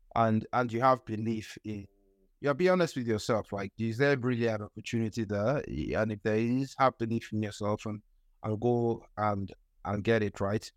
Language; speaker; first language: English; non-native, local second language; Yoruba